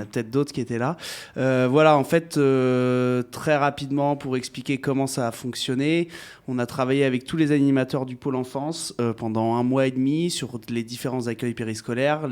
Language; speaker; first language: French; native; French